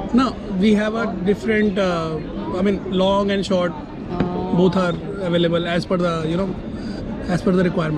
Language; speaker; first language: English; non-native, local second language; Hindi